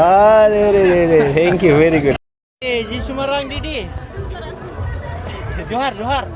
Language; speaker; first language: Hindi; non-native, local second language; Bodo